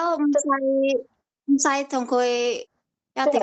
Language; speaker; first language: Cantonese; non-native, learner; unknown